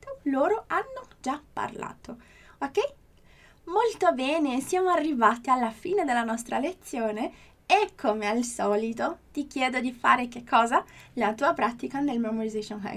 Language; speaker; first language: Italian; non-native, fluent; Portuguese